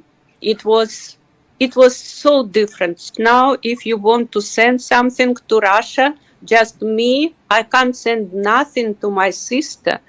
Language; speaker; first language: English; non-native, learner; Russian